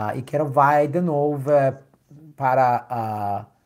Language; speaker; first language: Portuguese; non-native, learner; English